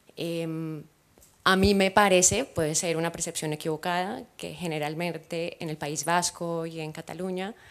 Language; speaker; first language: Spanish; native; Spanish